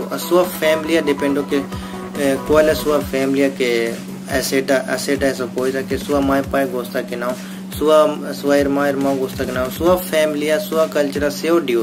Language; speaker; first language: Portuguese; non-native, learner; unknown